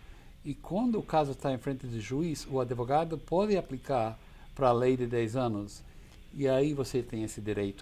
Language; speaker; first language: Portuguese; non-native, fluent; English